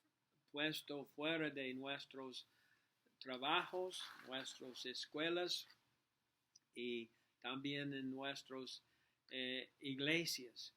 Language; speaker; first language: Spanish; non-native, learner; English